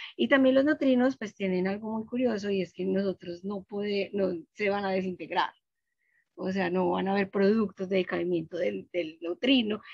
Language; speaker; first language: Spanish; native; Spanish